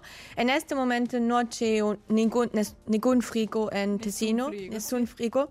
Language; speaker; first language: Italian; non-native, learner; German